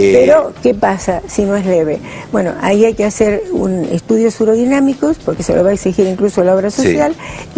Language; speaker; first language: Spanish; native; Spanish